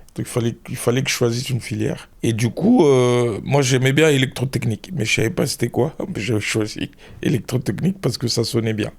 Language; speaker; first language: French; early bilingual, other home language; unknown